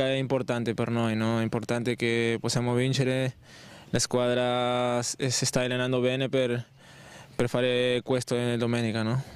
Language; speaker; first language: Italian; non-native, learner; Spanish